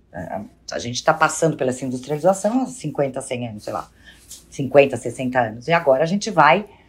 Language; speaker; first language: Portuguese; native; Portuguese